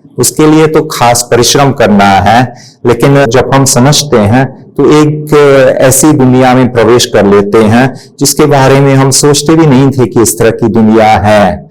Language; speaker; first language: Hindi; non-native, fluent; Hungarian